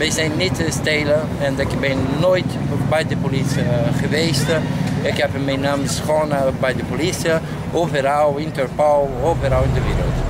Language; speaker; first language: Dutch; non-native, learner; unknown